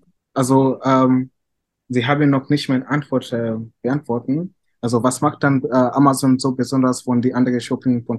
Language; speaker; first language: German; non-native, fluent; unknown